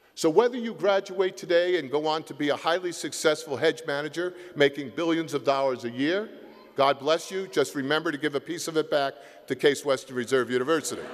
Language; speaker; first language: English; native; English